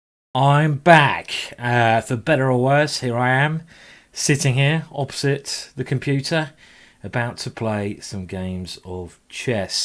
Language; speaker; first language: English; native; English